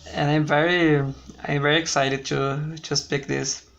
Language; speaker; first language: English; non-native, learner; Portuguese